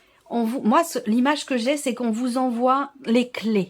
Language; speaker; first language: French; native; French